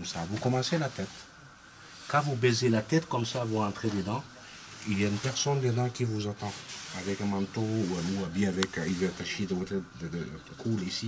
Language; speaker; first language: French; non-native, fluent; Arabic